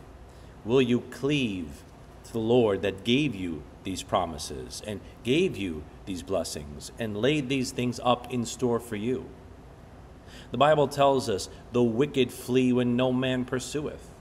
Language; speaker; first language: English; native; English